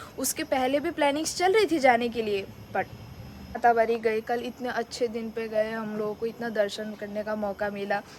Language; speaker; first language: Hindi; non-native, local second language; Bangla